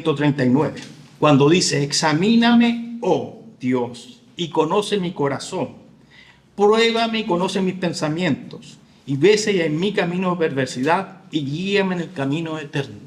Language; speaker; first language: Spanish; native; Spanish